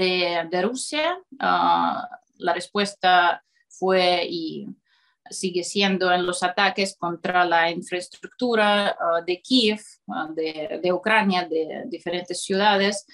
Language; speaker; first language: Spanish; non-native, fluent; Russian